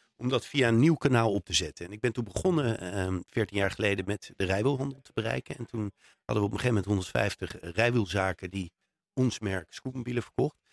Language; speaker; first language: Dutch; native; Dutch